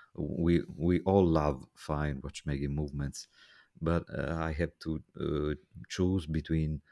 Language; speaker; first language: English; non-native, fluent; Italian